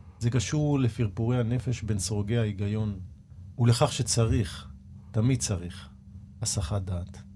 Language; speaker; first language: Hebrew; native; Hebrew